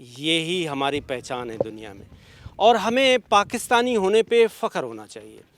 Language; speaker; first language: Urdu; non-native, local second language; Sindhi